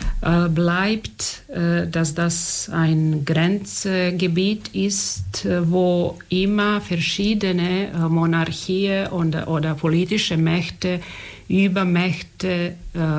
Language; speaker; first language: German; non-native, fluent; Serbian